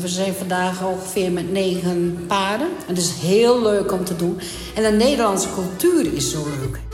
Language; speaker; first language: Dutch; early bilingual, heritage; Dutch